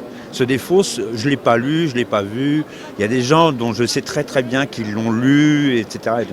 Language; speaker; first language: French; native; French